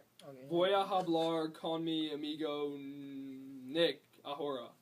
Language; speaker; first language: Spanish; non-native, learner; English